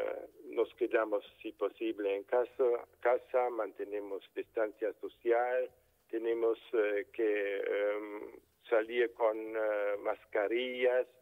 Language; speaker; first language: Spanish; non-native, fluent; German